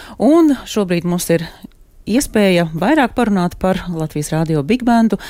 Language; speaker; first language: Latvian; native; Latvian